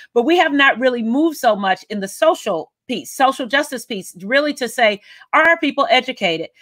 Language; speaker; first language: English; native; English